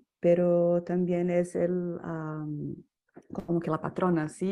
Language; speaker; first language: Spanish; non-native, fluent; Portuguese